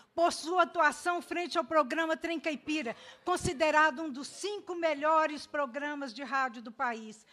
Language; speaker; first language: Portuguese; native; Portuguese